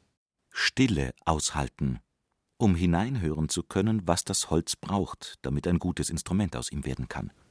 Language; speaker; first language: German; native; German